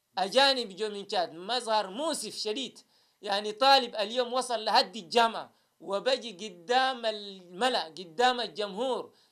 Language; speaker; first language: Arabic; native; Arabic